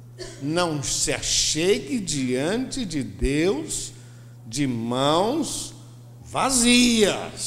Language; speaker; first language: Portuguese; native; Portuguese